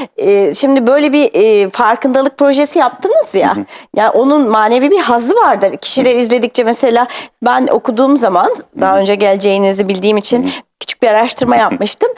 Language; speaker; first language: Turkish; native; Turkish